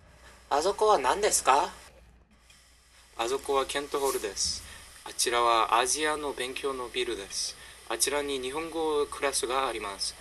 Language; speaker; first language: Japanese; non-native, learner; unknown